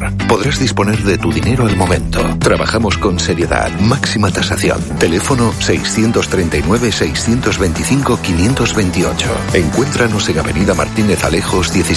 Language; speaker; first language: Spanish; native; Spanish